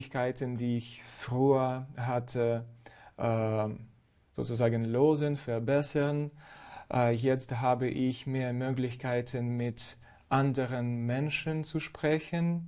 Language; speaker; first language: German; non-native, fluent; Ukrainian